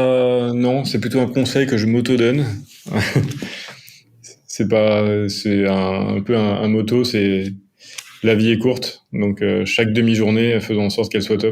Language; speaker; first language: French; native; French